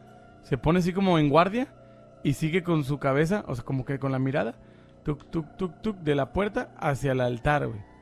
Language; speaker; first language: Spanish; native; Spanish